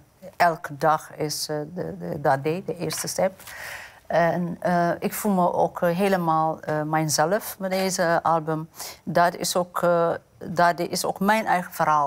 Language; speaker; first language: Dutch; non-native, fluent; Amharic